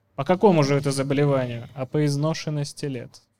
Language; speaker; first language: Russian; native; Russian